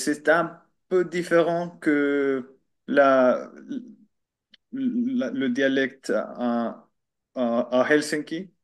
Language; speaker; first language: French; non-native, learner; Finnish